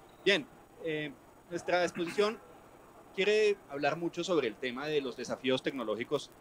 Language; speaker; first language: Spanish; native; Spanish